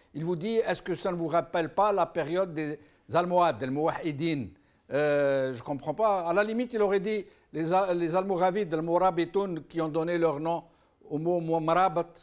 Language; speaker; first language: French; non-native, local second language; Arabic